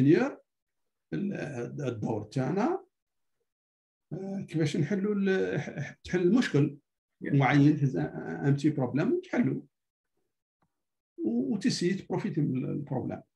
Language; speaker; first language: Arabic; native; Arabic